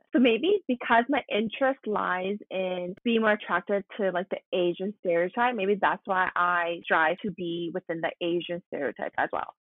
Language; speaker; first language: English; native; English